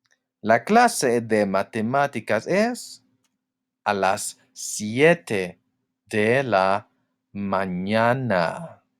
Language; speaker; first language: Spanish; non-native, fluent; English